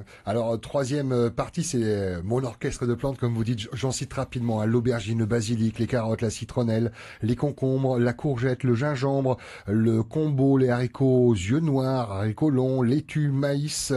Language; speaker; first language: French; native; French